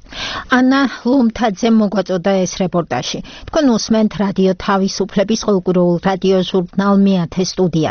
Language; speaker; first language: Georgian; native; Georgian